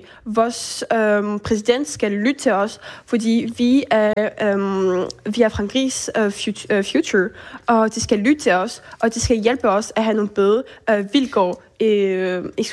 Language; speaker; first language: Danish; early bilingual, heritage; French